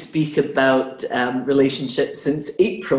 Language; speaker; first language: English; native; English